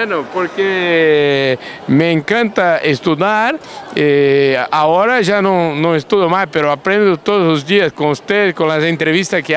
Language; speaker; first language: Spanish; non-native, learner; Portuguese